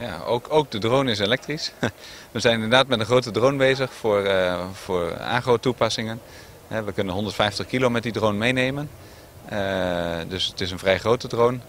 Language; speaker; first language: Dutch; native; Dutch